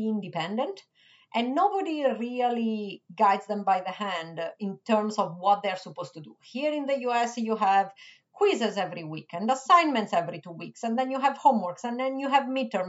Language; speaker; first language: English; non-native, fluent; Italian